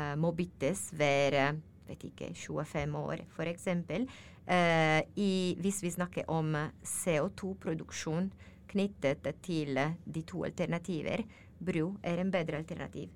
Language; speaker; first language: Norwegian; non-native, learner; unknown